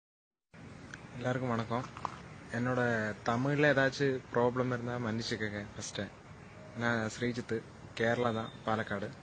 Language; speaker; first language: Tamil; non-native, local second language; Malayalam